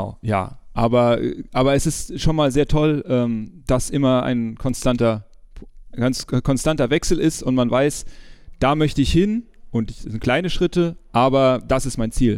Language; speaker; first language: German; native; German